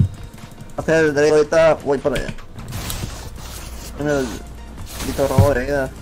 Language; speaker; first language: Spanish; native; Spanish